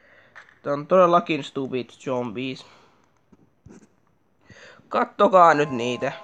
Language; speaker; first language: Finnish; native; Finnish